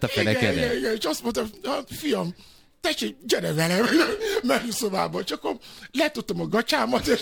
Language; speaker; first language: Hungarian; non-native, fluent; Yoruba